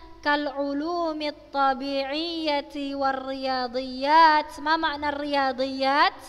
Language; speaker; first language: Arabic; non-native, fluent; Indonesian